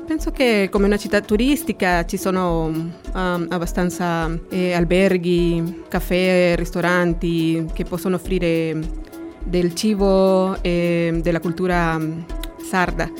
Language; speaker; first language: Italian; non-native, fluent; Spanish